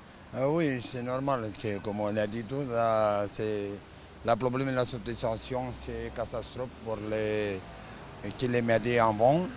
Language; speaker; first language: French; non-native, learner; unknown